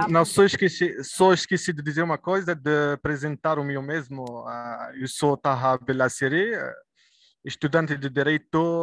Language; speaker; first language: Portuguese; non-native, learner; Arabic